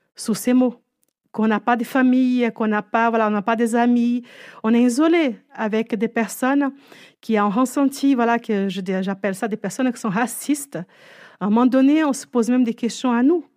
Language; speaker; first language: French; non-native, fluent; Portuguese